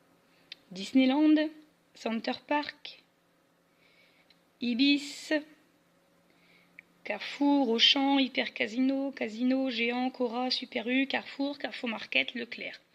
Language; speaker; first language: French; native; French